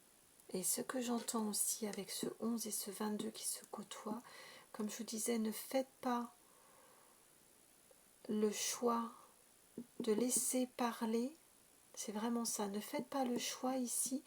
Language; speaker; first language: French; native; French